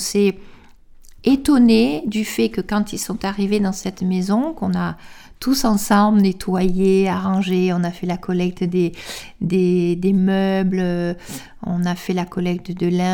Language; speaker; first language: French; native; French